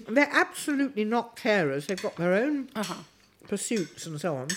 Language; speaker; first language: English; native; English